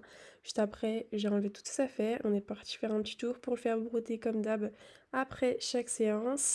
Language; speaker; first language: French; native; French